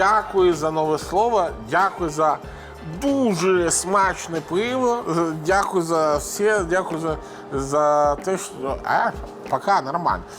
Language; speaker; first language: Ukrainian; non-native, learner; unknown